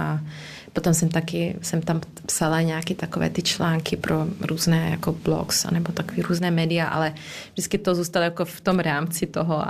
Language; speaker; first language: Czech; early bilingual, heritage; Czech